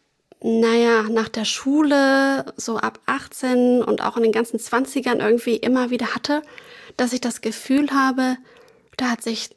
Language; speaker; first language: German; native; German